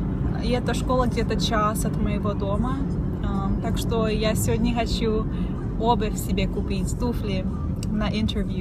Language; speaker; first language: Russian; early bilingual, heritage; Russian